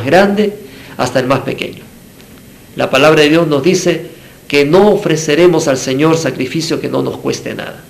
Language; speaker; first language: Spanish; native; Spanish